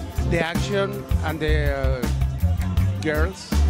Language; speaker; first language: English; non-native, learner; Spanish